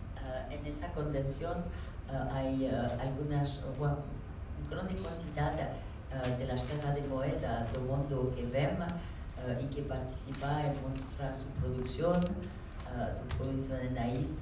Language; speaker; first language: Spanish; non-native, learner; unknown